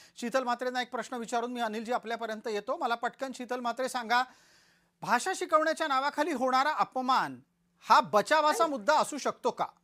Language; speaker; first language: Marathi; native; Marathi